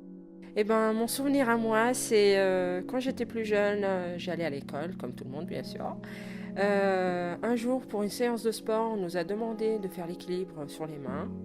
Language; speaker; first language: French; native; French